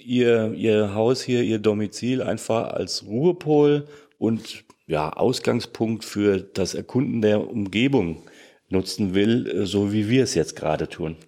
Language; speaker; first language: German; native; German